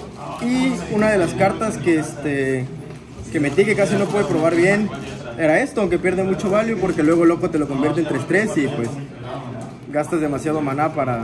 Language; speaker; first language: Spanish; native; Spanish